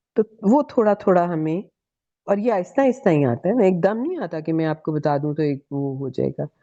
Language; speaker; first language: Urdu; native; Urdu